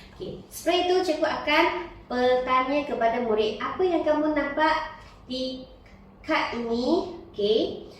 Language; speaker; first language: Malay; non-native, local second language; Chinese